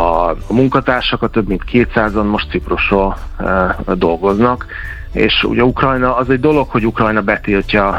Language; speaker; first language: Hungarian; native; Hungarian